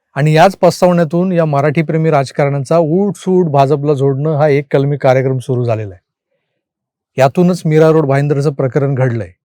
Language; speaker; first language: Marathi; native; Marathi